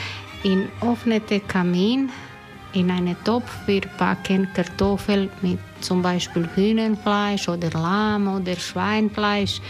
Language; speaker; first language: German; non-native, learner; Croatian